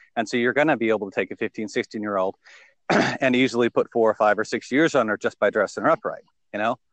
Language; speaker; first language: English; native; English